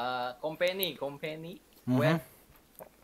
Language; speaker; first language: English; non-native, learner; Indonesian